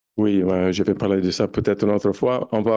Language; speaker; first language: French; non-native, fluent; English